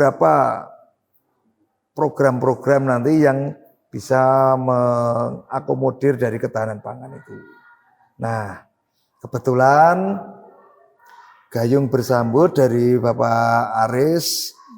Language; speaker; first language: Indonesian; native; Indonesian